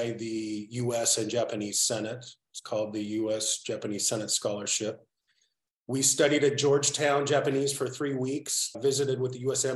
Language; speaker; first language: English; native; English